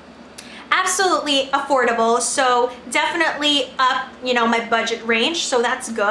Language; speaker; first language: English; non-native, local second language; Filipino